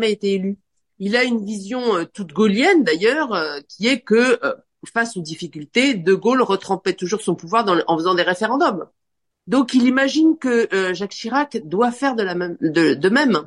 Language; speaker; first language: French; native; French